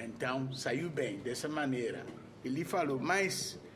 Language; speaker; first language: Portuguese; non-native, fluent; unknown